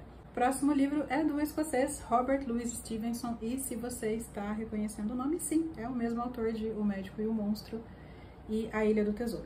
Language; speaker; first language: Portuguese; native; Portuguese